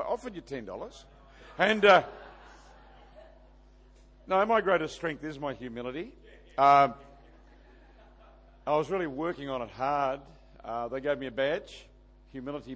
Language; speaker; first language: English; native; English